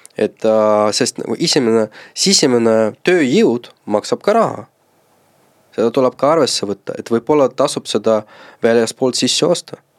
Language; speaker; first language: Estonian; non-native, local second language; Russian